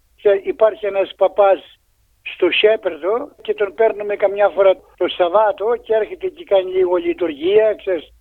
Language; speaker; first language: Greek; native; Greek